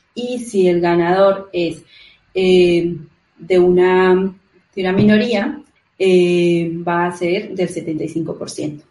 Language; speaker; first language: Spanish; native; Spanish